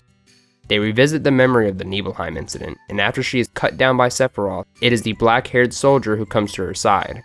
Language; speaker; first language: English; native; English